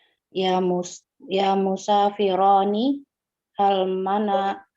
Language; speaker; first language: Arabic; non-native, learner; Indonesian